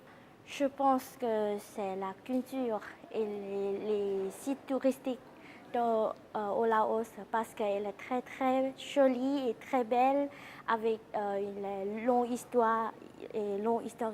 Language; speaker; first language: French; non-native, learner; Lao